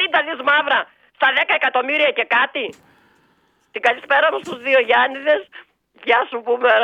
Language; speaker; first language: Greek; native; Greek